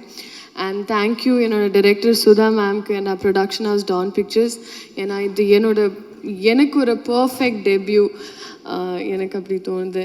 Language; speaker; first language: Tamil; non-native, fluent; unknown